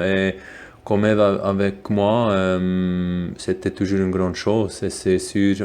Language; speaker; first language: French; non-native, local second language; German